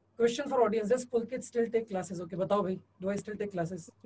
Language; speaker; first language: English; non-native, local second language; Hindi